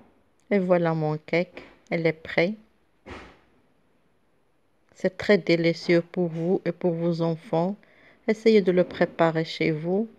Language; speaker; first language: French; non-native, local second language; Arabic